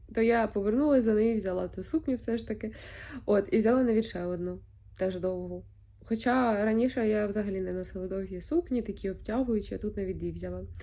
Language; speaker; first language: Ukrainian; native; Ukrainian